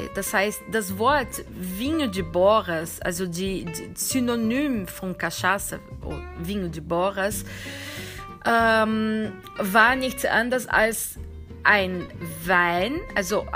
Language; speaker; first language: German; non-native, fluent; Portuguese